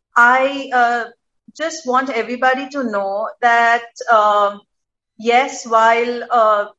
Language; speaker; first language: English; non-native, local second language; Gujarati